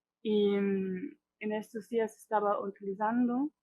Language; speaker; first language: Spanish; non-native, fluent; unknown